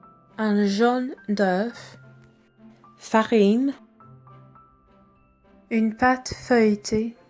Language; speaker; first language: French; non-native, fluent; English